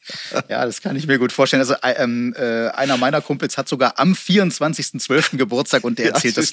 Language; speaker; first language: German; native; German